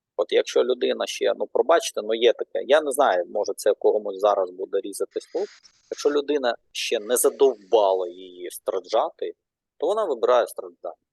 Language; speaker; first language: Ukrainian; non-native, local second language; Russian